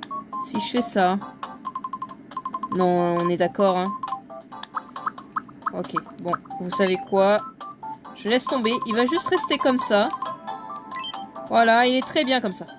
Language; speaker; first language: French; native; French